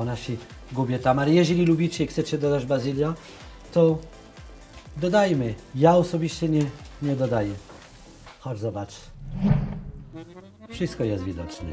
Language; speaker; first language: Polish; non-native, learner; French